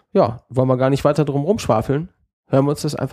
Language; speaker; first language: German; native; German